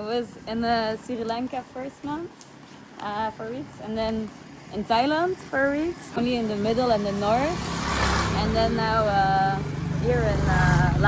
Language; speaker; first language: English; non-native, fluent; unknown